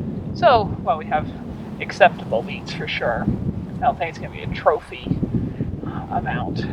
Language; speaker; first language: English; native; English